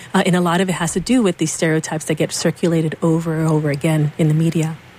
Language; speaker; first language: English; early bilingual, other home language; Spanish